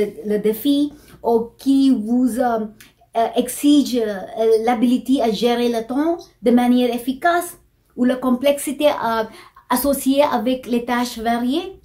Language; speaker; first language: French; non-native, fluent; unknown